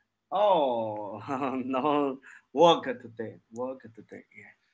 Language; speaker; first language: English; non-native, learner; Chinese